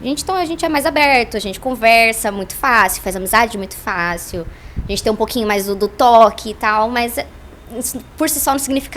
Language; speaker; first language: Portuguese; native; Portuguese